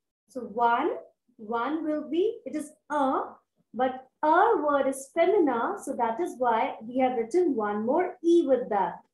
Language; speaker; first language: English; non-native, local second language; Hindi